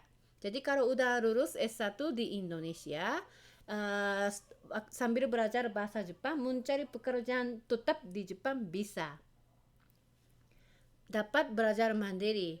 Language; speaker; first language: Indonesian; non-native, fluent; Japanese